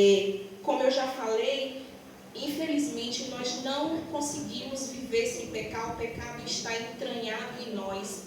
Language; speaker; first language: Portuguese; native; Portuguese